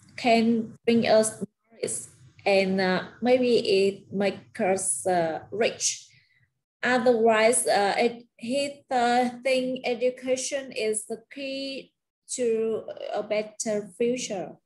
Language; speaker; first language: English; non-native, learner; Vietnamese